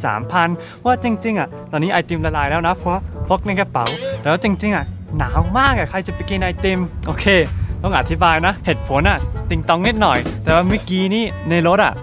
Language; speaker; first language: Thai; early bilingual, heritage; Thai